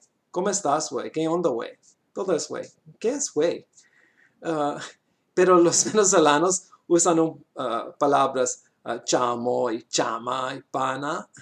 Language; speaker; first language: Spanish; non-native, learner; English